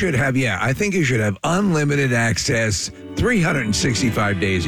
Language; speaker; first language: English; native; English